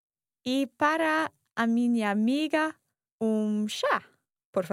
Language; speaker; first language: Portuguese; non-native, learner; English